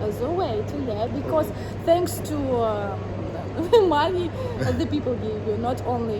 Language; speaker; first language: English; non-native, learner; Russian